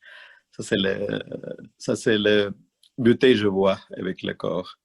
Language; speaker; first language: French; non-native, learner; Malayalam